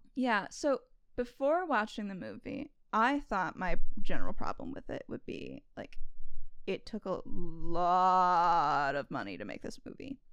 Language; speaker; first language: English; native; English